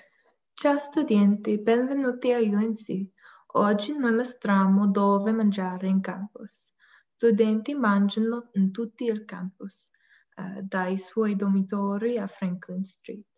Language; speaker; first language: Italian; non-native, learner; English